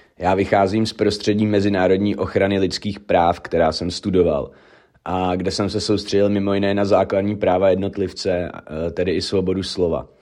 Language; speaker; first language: Czech; native; Czech